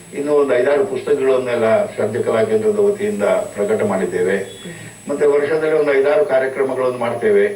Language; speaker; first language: Kannada; non-native, local second language; Marathi